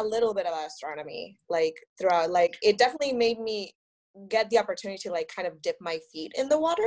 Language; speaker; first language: English; non-native, fluent; Spanish